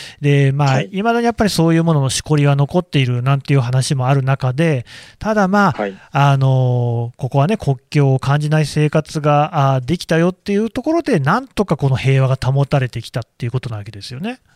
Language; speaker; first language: Japanese; native; Japanese